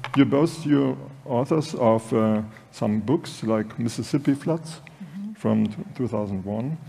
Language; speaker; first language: English; non-native, fluent; German